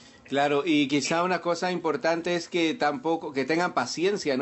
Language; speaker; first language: Spanish; native; Spanish